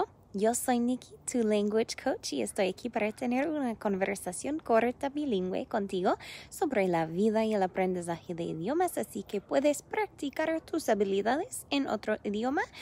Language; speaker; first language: Spanish; non-native, fluent; English